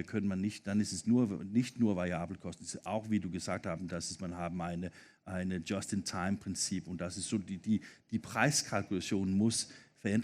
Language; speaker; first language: German; non-native, fluent; Danish